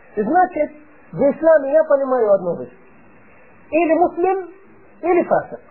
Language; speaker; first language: Russian; non-native, fluent; Arabic